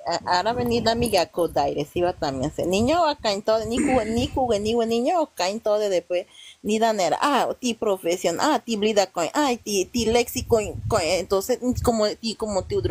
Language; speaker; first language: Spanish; non-native, local second language; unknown